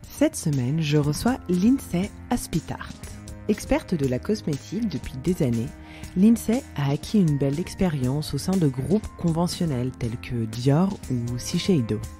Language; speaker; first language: French; native; French